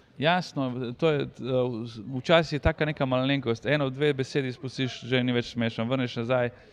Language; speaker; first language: Slovenian; early bilingual, other home language; Serbian